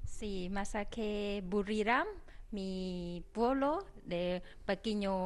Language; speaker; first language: Spanish; non-native, learner; Thai